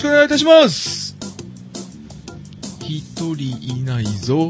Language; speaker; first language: Japanese; native; Japanese